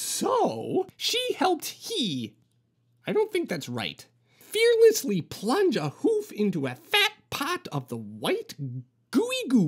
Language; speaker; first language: English; native; English